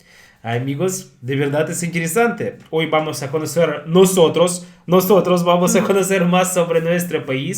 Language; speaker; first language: Spanish; non-native, fluent; Russian